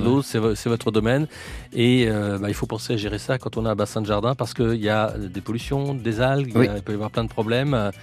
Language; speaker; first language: French; native; French